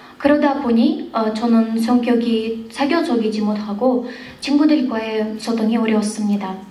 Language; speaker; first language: Korean; non-native, fluent; Kazakh